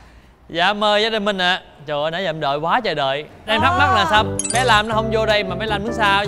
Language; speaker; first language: Vietnamese; native; Vietnamese